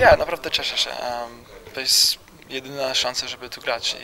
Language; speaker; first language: Polish; early bilingual, heritage; Polish